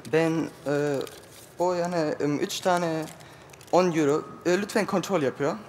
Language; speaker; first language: Turkish; non-native, learner; German